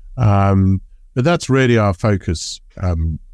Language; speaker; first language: English; native; English